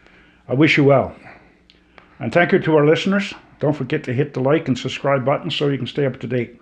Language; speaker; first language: English; native; English